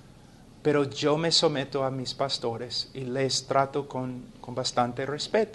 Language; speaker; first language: Spanish; non-native, fluent; English